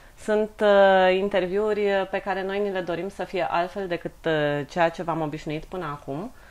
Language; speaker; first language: Romanian; native; Romanian